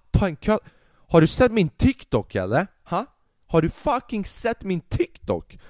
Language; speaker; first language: Swedish; early bilingual, other home language; Albanian